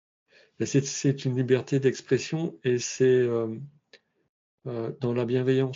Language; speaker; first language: French; native; French